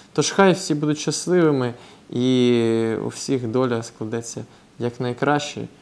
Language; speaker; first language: Ukrainian; non-native, local second language; Russian